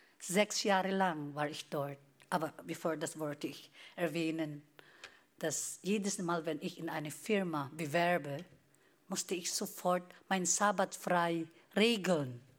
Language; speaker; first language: German; non-native, fluent; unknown